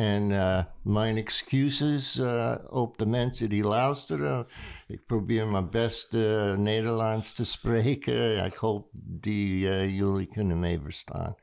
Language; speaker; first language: Dutch; non-native, learner; English